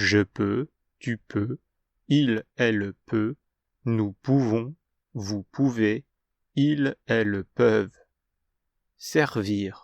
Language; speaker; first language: French; non-native, fluent; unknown